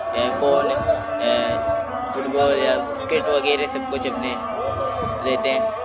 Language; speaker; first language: Hindi; non-native, local second language; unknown